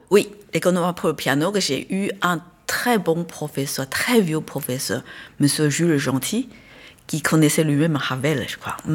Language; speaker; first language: French; non-native, fluent; Chinese